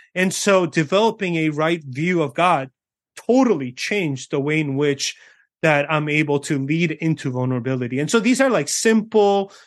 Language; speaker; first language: English; early bilingual, other home language; Korean